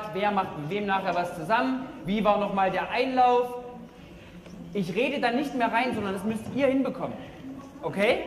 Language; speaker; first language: German; native; German